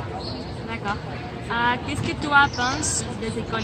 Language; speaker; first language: French; non-native, learner; Spanish